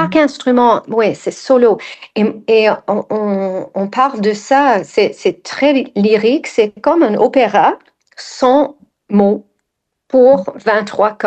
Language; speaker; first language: French; non-native, fluent; English